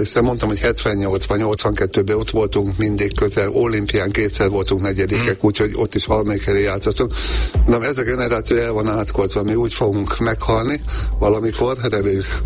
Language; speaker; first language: Hungarian; native; Hungarian